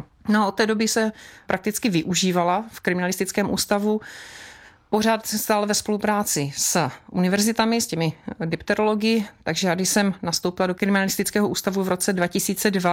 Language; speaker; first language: Czech; native; Czech